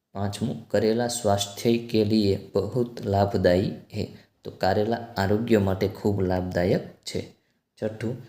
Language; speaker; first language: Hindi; non-native, local second language; Gujarati